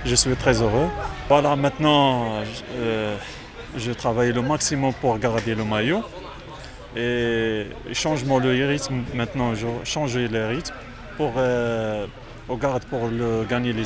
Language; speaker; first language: French; non-native, learner; Arabic